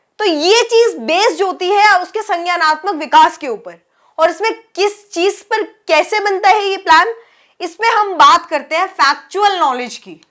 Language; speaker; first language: Hindi; native; Hindi